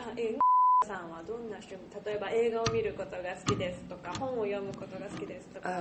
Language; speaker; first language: Japanese; native; Japanese